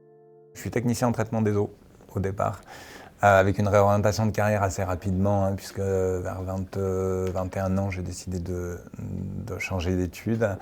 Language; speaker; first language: French; native; French